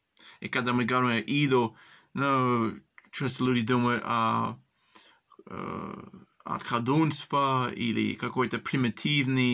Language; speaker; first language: Russian; early bilingual, heritage; English